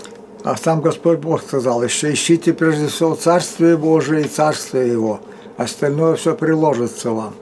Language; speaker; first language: Russian; early bilingual, heritage; Russian